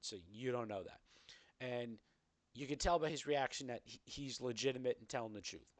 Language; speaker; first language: English; native; English